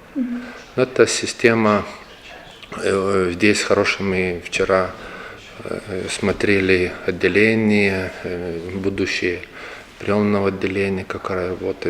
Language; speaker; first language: Russian; non-native, local second language; Lithuanian